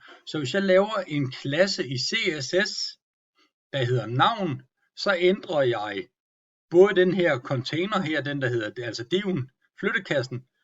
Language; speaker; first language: Danish; native; Danish